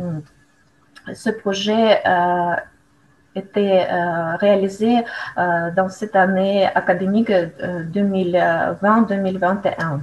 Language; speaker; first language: French; non-native, fluent; Russian